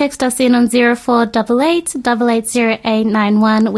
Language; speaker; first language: English; native; English